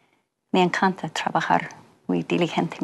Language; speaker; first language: Spanish; non-native, fluent; English